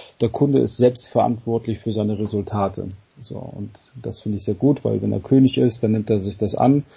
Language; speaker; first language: German; native; German